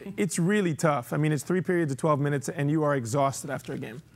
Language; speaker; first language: English; early bilingual, other home language; Spanish